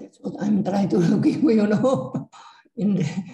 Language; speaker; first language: English; non-native, learner; Indonesian